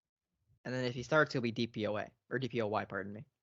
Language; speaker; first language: English; native; English